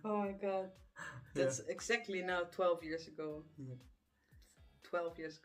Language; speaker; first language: English; non-native, learner; Dutch